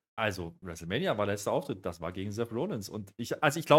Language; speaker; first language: German; native; German